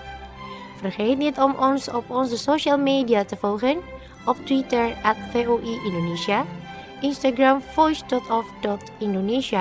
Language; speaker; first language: Dutch; non-native, fluent; Indonesian